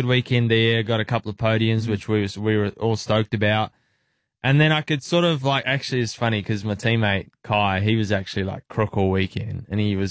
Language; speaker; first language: English; native; English